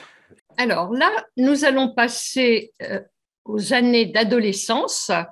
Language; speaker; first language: French; native; French